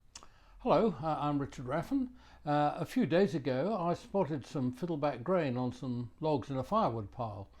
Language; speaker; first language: English; native; English